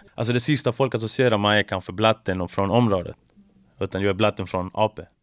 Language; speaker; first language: Swedish; early bilingual, other home language; Spanish